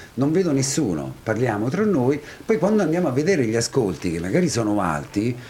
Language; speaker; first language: Italian; native; Italian